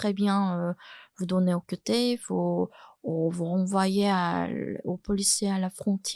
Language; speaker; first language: French; non-native, fluent; Chinese